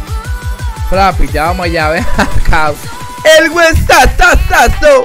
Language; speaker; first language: Spanish; native; Spanish